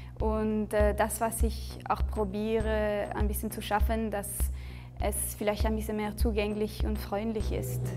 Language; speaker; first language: German; non-native, local second language; French